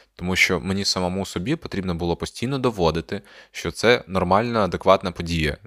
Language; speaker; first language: Ukrainian; non-native, local second language; Russian